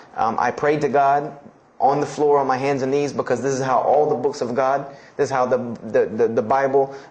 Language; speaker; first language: English; native; English